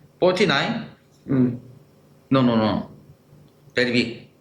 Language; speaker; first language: English; non-native, learner; Korean